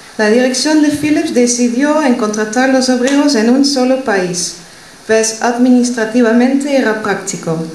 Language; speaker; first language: Spanish; non-native, fluent; Dutch